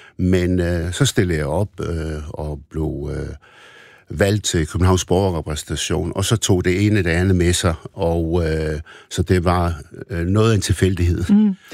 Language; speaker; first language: Danish; early bilingual, other home language; Arabic